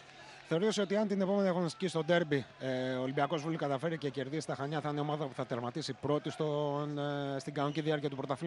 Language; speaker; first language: Greek; native; Greek